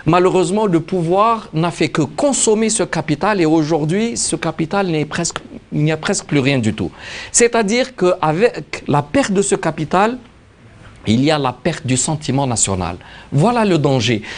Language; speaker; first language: French; non-native, local second language; Arabic